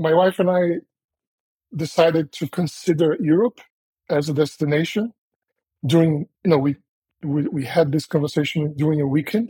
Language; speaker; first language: English; non-native, fluent; Portuguese